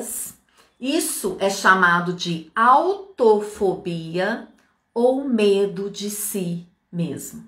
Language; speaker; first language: Portuguese; native; Portuguese